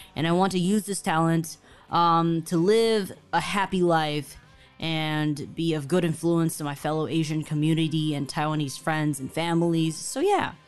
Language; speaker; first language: English; early bilingual, other home language; Chinese